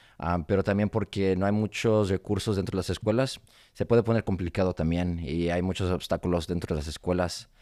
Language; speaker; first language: Spanish; early bilingual, heritage; Spanish